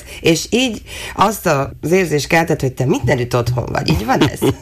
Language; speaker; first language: Hungarian; native; Hungarian